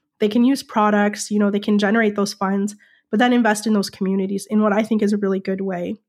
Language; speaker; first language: English; native; English